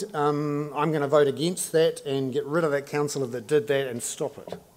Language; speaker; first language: English; native; English